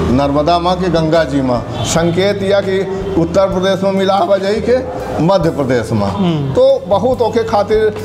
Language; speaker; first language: Hindi; native; Hindi